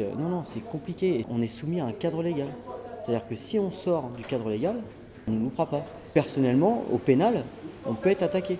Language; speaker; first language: French; native; French